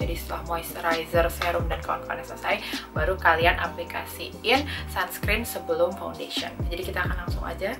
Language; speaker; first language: Indonesian; native; Indonesian